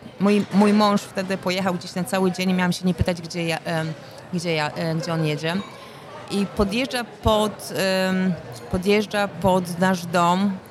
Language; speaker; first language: Polish; native; Polish